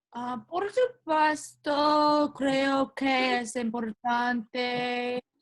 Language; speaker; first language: Spanish; non-native, learner; English